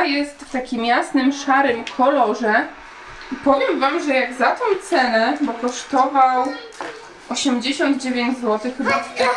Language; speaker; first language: Polish; native; Polish